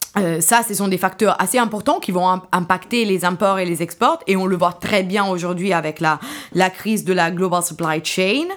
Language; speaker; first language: French; non-native, fluent; Italian